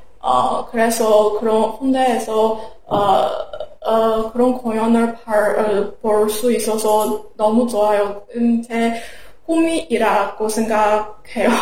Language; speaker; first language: Korean; non-native, learner; Chinese